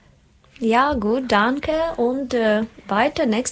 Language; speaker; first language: German; non-native, learner; Russian